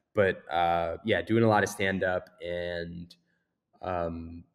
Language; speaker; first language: English; native; English